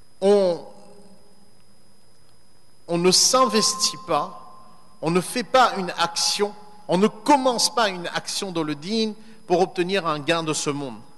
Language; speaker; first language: French; native; French